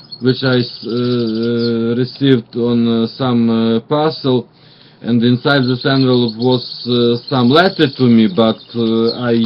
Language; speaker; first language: English; non-native, learner; Russian